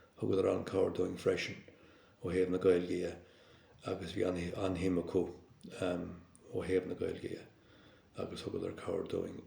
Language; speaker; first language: Irish; non-native, local second language; English